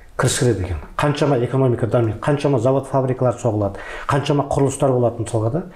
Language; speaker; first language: Kazakh; native; Kazakh